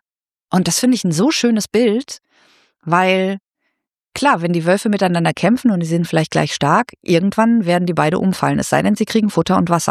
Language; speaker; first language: German; native; German